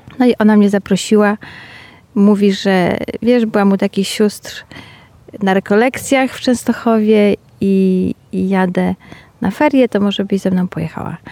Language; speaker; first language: Polish; native; Polish